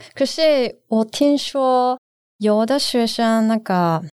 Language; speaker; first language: Chinese; non-native, learner; Japanese